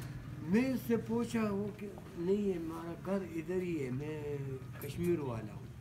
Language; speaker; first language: Hindi; non-native, local second language; Pashto